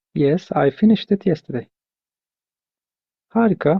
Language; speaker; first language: English; non-native, fluent; Turkish